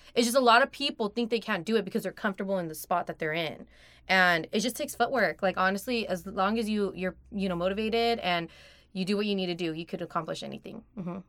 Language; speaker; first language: English; early bilingual, other home language; Persian